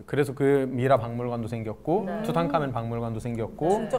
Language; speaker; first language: Korean; non-native, fluent; Arabic